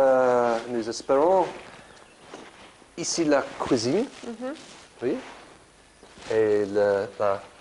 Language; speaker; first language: French; non-native, learner; English